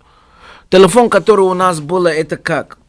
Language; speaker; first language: Russian; non-native, learner; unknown